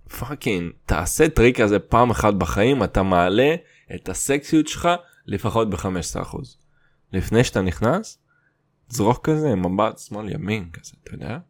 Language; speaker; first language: Hebrew; non-native, fluent; Russian